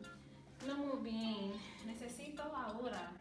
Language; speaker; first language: Spanish; non-native, learner; English